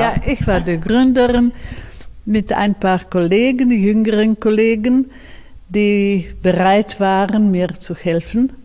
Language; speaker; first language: German; non-native, fluent; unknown